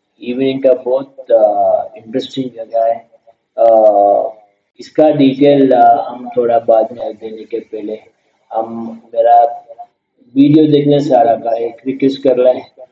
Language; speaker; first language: Hindi; non-native, learner; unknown